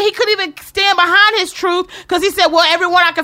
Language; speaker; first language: English; native; English